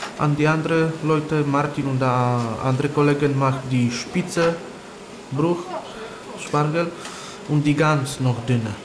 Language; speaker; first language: German; non-native, learner; Polish